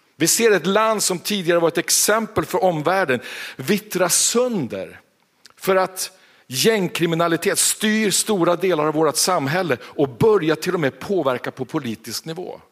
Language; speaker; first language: Swedish; native; Swedish